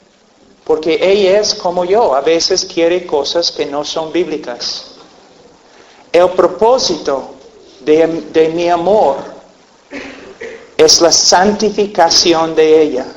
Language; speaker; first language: Spanish; non-native, fluent; English